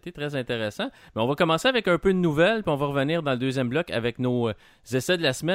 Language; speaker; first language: French; native; French